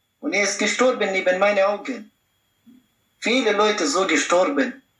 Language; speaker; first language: German; non-native, learner; Pashto